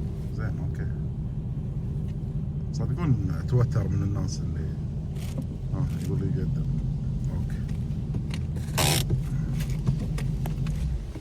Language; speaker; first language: Arabic; native; Arabic